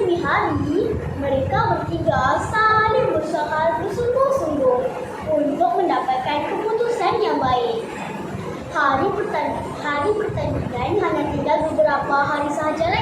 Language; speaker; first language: Malay; native; Malay